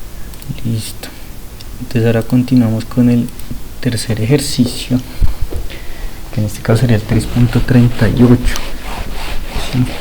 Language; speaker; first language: Spanish; native; Spanish